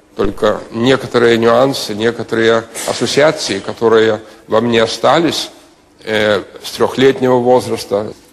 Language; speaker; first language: Russian; non-native, fluent; Lithuanian